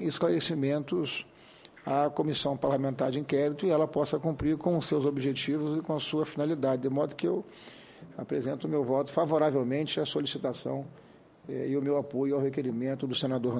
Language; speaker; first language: Portuguese; native; Portuguese